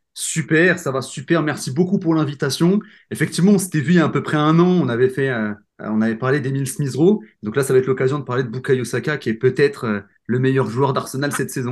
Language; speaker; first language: French; native; French